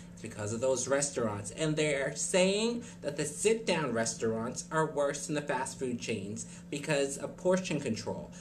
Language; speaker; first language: English; native; English